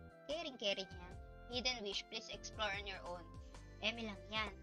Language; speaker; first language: English; non-native, local second language; Filipino